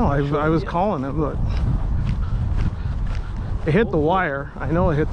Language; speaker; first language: English; native; English